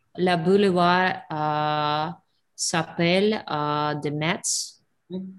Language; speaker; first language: French; non-native, learner; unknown